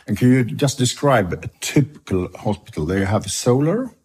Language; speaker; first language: English; non-native, fluent; Swedish